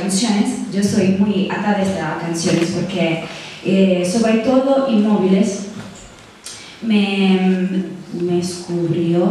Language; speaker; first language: Spanish; non-native, learner; Italian